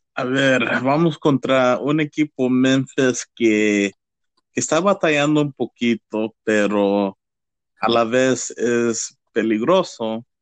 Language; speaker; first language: Spanish; early bilingual, heritage; Spanish